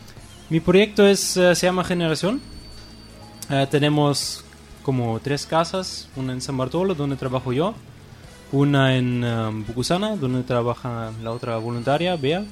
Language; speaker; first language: Spanish; non-native, fluent; German